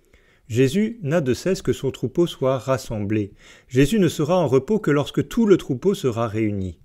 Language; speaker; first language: French; native; French